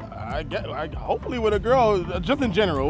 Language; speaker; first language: English; native; English